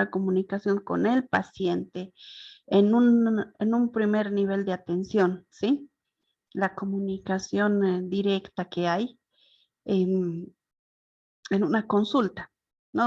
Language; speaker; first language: Spanish; native; Spanish